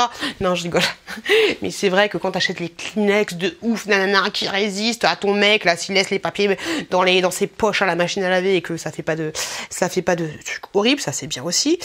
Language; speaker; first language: French; native; French